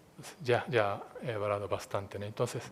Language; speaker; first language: Spanish; non-native, fluent; Japanese